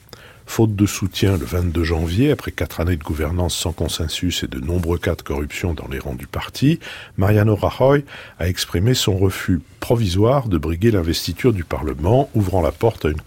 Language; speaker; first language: French; native; French